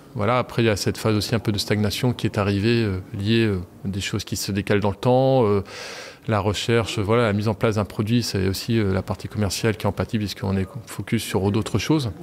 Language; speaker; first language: French; native; French